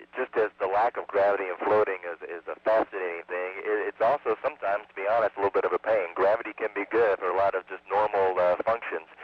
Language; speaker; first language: English; native; English